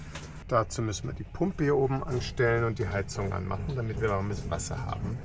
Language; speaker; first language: German; native; German